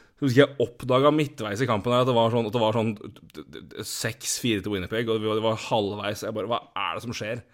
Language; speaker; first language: Norwegian; native; Norwegian